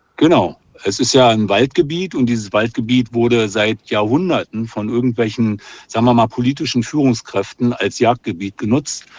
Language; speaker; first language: German; native; German